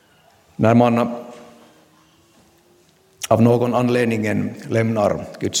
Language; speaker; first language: Swedish; non-native, local second language; Finnish